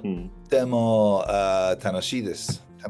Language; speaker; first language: Japanese; non-native, learner; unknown